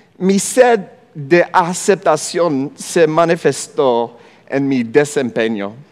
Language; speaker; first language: Spanish; non-native, fluent; English